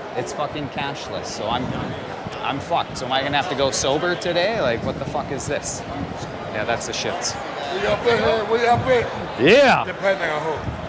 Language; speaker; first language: English; native; English